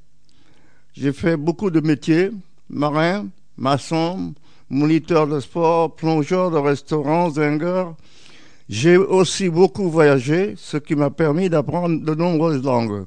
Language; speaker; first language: French; non-native, local second language; English